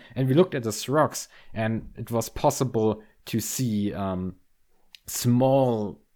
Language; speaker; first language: English; non-native, fluent; German